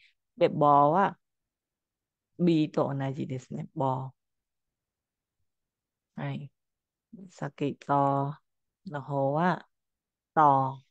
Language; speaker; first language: Japanese; non-native, fluent; Khmer